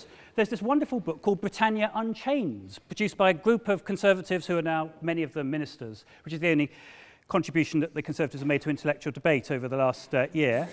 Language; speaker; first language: English; native; English